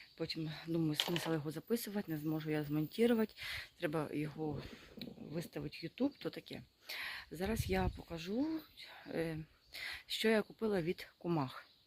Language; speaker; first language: Ukrainian; non-native, local second language; Russian